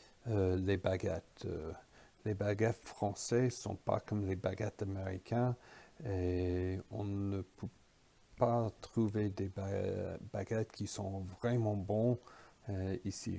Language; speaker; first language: French; non-native, fluent; English